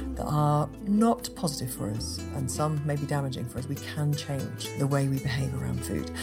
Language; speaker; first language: English; native; English